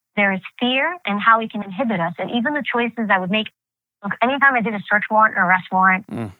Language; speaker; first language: English; early bilingual, other home language; Greek